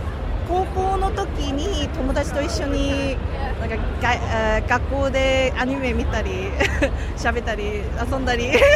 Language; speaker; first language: Japanese; non-native, learner; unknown